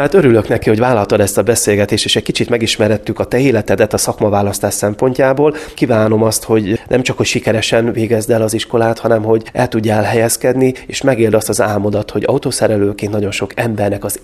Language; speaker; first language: Hungarian; native; Hungarian